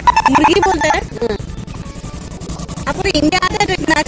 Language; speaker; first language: Hindi; non-native, local second language; Nepali